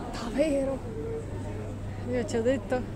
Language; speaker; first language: Italian; non-native, learner; Russian